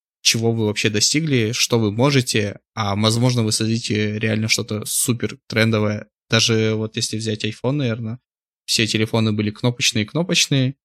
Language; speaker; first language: Russian; native; Russian